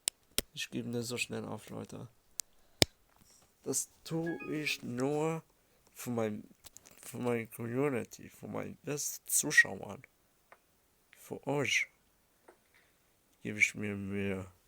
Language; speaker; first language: German; early bilingual, other home language; Arabic